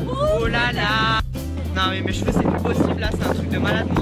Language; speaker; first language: French; native; French